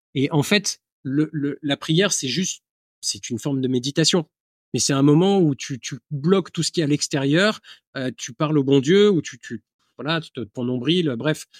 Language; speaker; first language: French; native; French